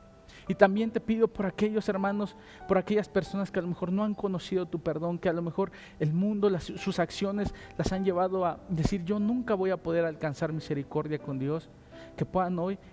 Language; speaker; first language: Spanish; native; Spanish